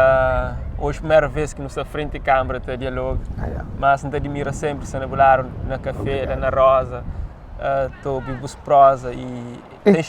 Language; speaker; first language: Portuguese; non-native, local second language; Kabuverdianu